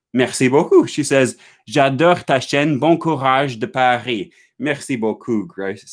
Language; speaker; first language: French; non-native, learner; English